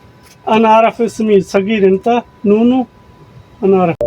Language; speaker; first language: Arabic; non-native, learner; Urdu